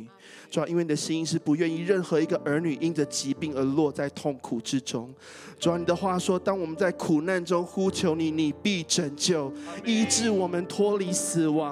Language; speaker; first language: Chinese; native; Chinese